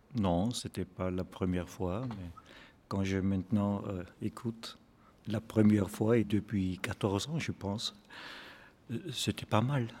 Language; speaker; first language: French; non-native, fluent; German